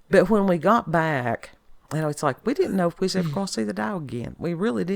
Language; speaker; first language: English; native; English